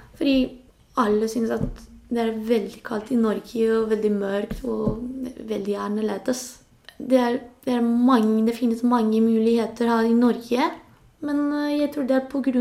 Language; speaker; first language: Norwegian; non-native, local second language; Spanish